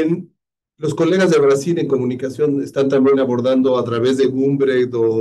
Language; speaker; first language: Spanish; native; Spanish